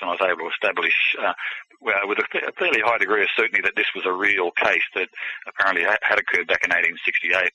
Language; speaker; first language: English; native; English